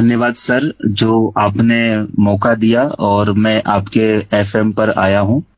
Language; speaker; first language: Hindi; native; Hindi